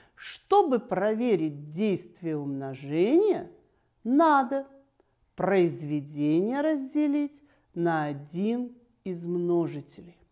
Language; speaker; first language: Russian; native; Russian